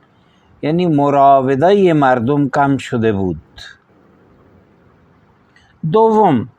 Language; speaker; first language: Persian; non-native, fluent; Urdu